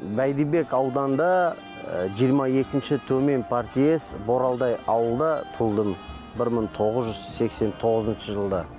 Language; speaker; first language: Kazakh; non-native, local second language; Kurdish